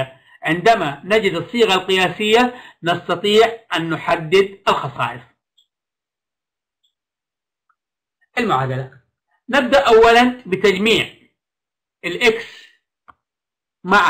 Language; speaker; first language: Arabic; native; Arabic